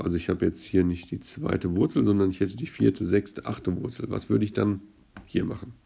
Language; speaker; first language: German; native; German